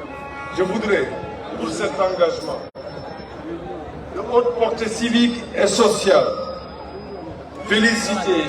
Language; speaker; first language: French; non-native, local second language; Wolof